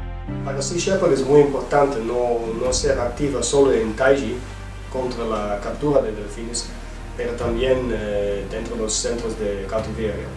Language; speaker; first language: Spanish; non-native, fluent; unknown